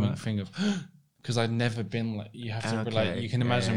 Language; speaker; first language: English; native; English